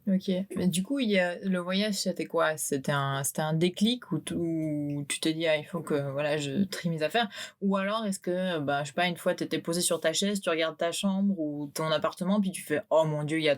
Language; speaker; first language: French; native; French